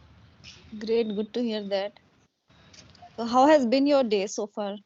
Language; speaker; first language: English; non-native, local second language; Hindi